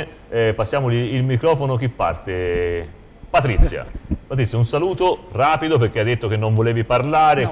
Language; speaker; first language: Italian; native; Italian